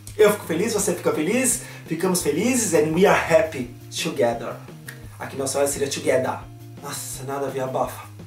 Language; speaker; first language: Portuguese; native; Portuguese